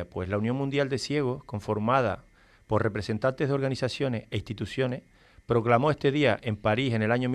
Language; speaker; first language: Spanish; native; Spanish